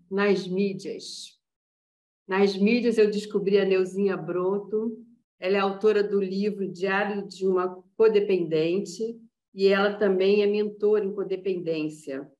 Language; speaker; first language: Portuguese; native; Portuguese